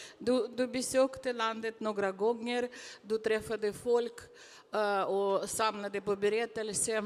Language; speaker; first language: Swedish; non-native, fluent; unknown